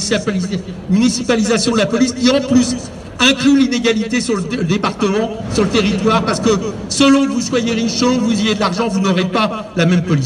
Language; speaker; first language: French; native; French